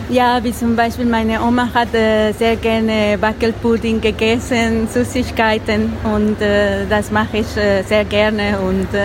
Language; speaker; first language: German; non-native, learner; Spanish